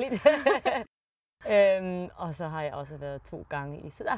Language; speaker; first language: Danish; early bilingual, heritage; German